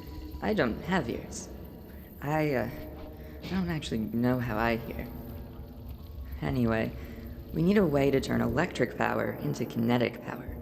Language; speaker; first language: English; native; English